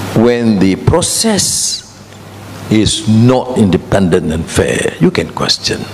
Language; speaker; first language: English; non-native, local second language; Malay